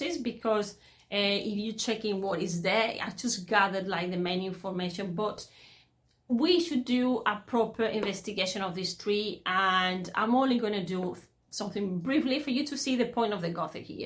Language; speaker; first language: English; non-native, fluent; Spanish